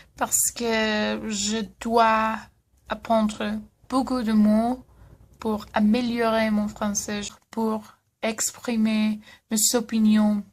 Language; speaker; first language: French; non-native, learner; Spanish